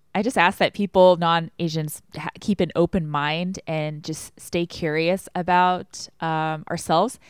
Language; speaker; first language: English; non-native, fluent; Chinese